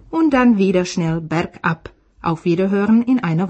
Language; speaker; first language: German; native; German